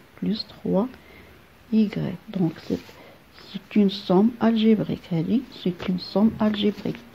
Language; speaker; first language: French; non-native, local second language; Arabic